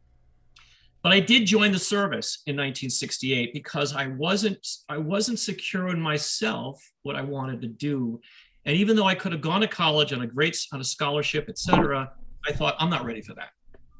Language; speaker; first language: English; native; English